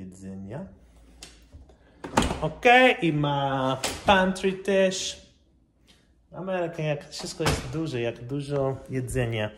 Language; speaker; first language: Polish; non-native, learner; English